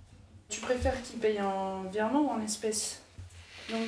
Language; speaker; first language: French; native; French